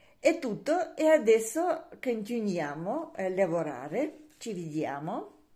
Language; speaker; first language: Italian; non-native, learner; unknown